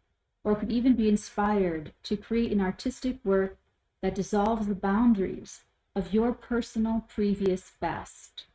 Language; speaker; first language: English; native; English